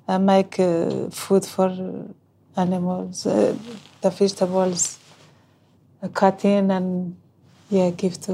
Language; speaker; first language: English; non-native, learner; Hazaragi